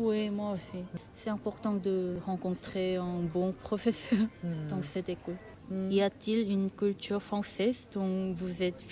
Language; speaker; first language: French; non-native, learner; Korean